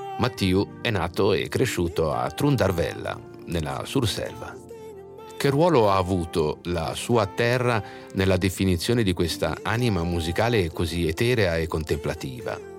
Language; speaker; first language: Italian; native; Italian